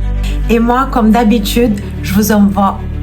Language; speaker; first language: French; non-native, fluent; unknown